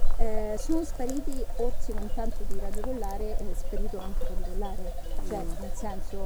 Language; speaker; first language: Italian; native; Italian